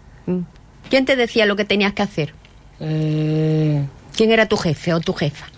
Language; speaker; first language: Spanish; native; Spanish